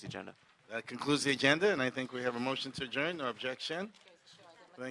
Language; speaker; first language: English; native; English